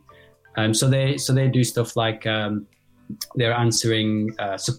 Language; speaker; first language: English; native; English